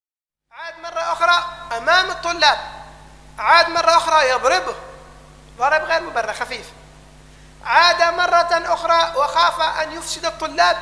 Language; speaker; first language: Arabic; native; Arabic